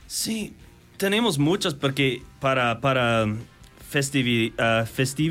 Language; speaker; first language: Spanish; non-native, learner; English